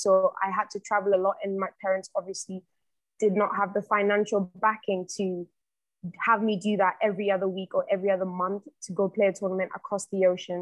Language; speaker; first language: English; native; English